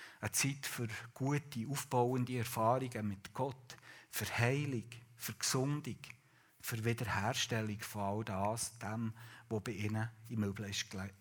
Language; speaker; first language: German; native; German